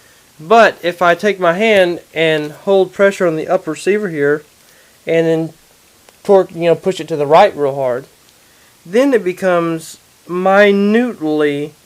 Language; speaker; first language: English; native; English